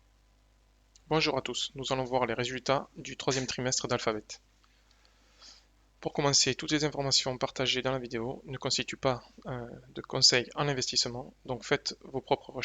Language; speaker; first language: French; native; French